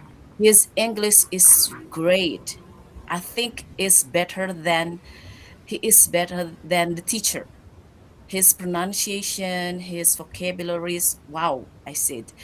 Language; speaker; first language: English; non-native, learner; Indonesian